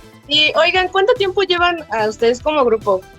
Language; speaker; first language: Spanish; native; Spanish